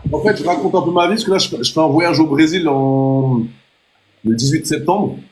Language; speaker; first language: French; native; French